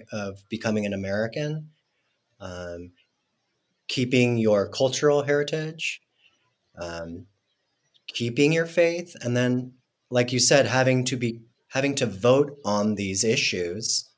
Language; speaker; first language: English; non-native, fluent; Spanish